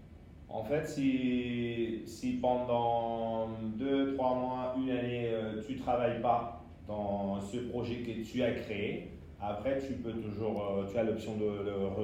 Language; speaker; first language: French; non-native, fluent; Spanish